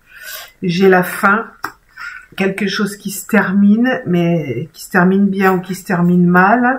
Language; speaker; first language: French; native; French